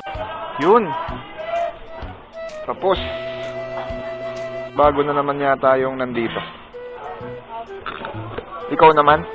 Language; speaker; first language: Filipino; native; Filipino